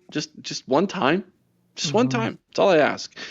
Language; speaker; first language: English; native; English